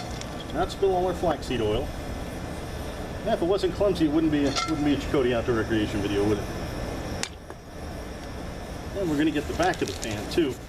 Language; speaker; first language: English; native; English